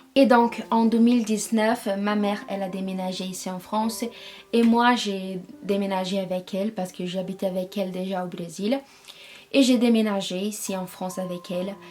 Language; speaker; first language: French; non-native, fluent; Portuguese